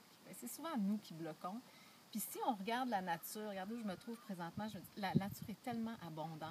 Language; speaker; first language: French; native; French